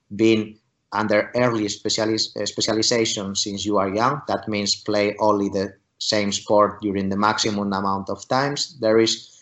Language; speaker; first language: English; non-native, fluent; Spanish